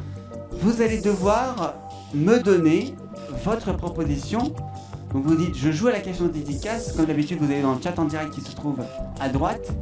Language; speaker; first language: French; native; French